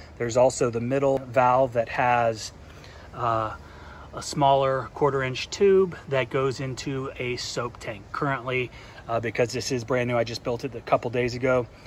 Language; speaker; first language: English; native; English